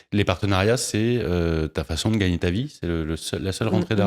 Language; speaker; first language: French; native; French